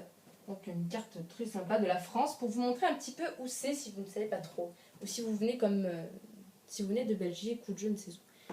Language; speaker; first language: French; native; French